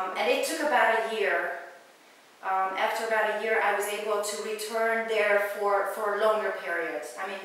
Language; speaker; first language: English; non-native, fluent; Hungarian